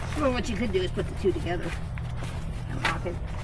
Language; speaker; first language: English; native; English